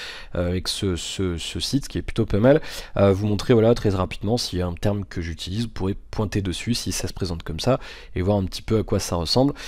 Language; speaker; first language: French; native; French